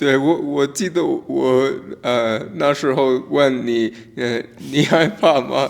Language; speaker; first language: Chinese; non-native, learner; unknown